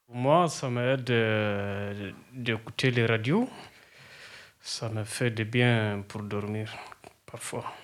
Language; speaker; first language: French; non-native, learner; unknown